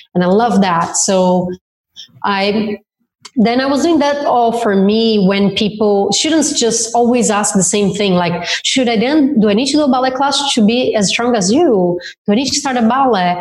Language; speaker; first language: English; non-native, fluent; Portuguese